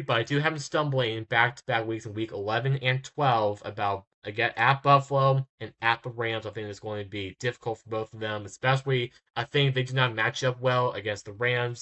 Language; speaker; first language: English; native; English